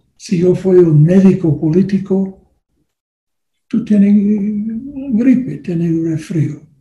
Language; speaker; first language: Spanish; non-native, learner; English